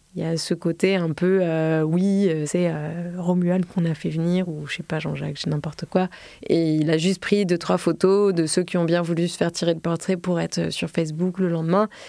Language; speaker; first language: French; native; French